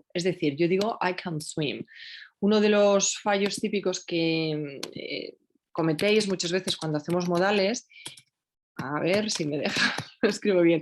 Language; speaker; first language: Spanish; native; Spanish